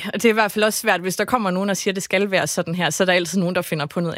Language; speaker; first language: Danish; native; Danish